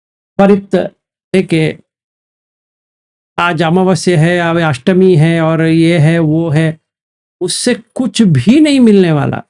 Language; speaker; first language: Hindi; native; Hindi